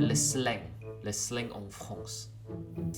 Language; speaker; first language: French; non-native, learner; Indonesian